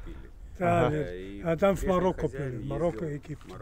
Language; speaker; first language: Russian; non-native, learner; German